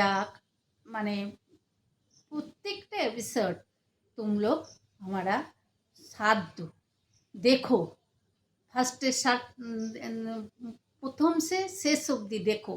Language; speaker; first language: Hindi; non-native, learner; Bangla